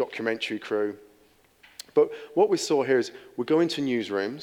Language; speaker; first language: English; native; English